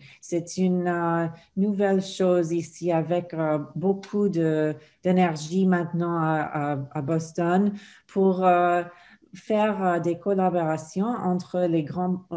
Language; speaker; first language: French; non-native, fluent; English